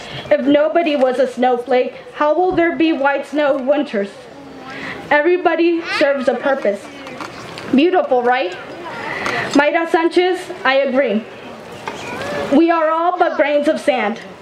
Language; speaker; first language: English; early bilingual, other home language; Spanish